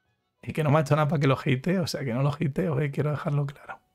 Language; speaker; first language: Spanish; native; Spanish